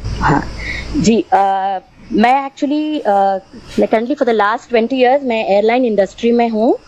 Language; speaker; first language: Hindi; non-native, local second language; Tamil